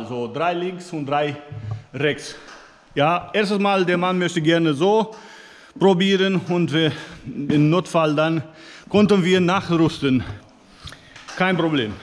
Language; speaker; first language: German; non-native, fluent; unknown